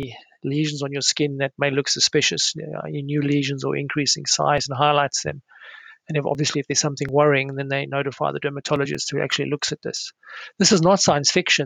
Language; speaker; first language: English; native; English